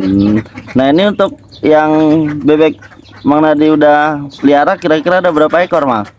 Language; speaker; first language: Indonesian; native; Indonesian